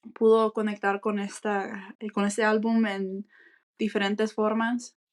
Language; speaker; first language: Spanish; early bilingual, heritage; Spanish